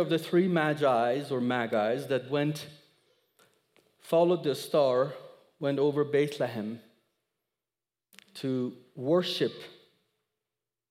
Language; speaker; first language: English; non-native, fluent; Persian